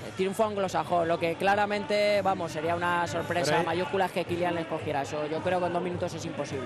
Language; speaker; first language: Spanish; native; Spanish